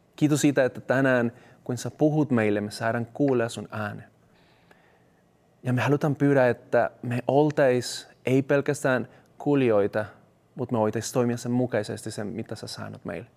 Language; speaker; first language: Finnish; non-native, fluent; Spanish